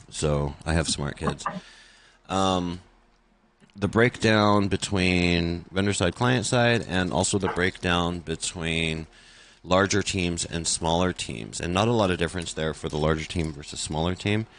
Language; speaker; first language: English; native; English